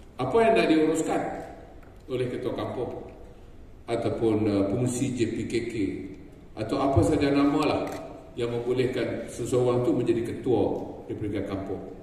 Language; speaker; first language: Malay; native; Malay